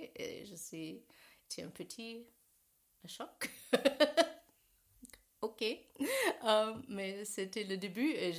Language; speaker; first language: French; non-native, learner; German